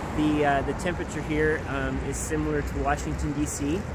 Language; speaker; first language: English; native; English